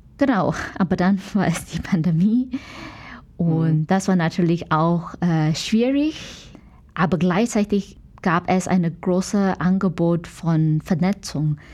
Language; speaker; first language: German; non-native, fluent; Chinese